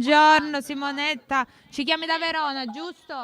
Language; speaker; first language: Italian; native; Italian